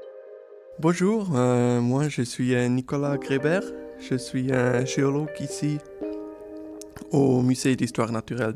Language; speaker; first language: French; non-native, local second language; German